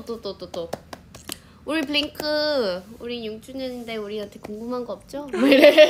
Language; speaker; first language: Korean; non-native, fluent; Thai